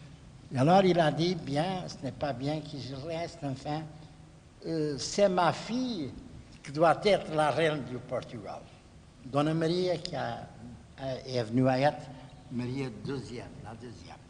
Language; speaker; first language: French; non-native, fluent; Portuguese